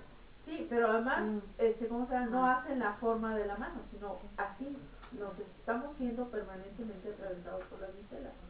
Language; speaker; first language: Spanish; native; Spanish